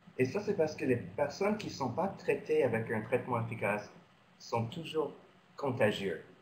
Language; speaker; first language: French; non-native, local second language; English